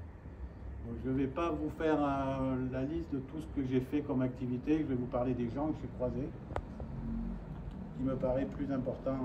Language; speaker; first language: French; native; French